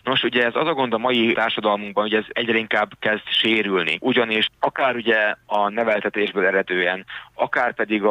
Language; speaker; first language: Hungarian; native; Hungarian